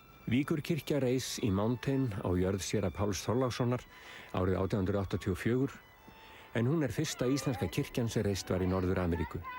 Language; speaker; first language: Icelandic; native; Icelandic